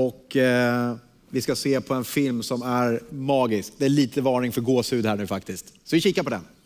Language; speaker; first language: Swedish; native; Swedish